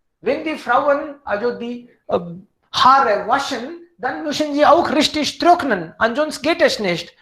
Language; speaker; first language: German; non-native, fluent; Hindi